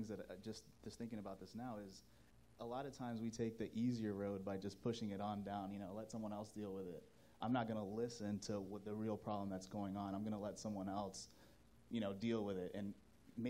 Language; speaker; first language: English; native; English